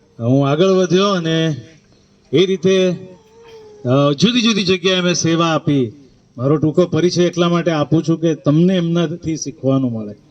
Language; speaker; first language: Gujarati; native; Gujarati